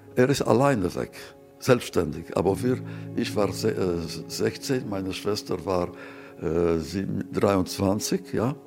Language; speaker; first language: German; non-native, fluent; Yiddish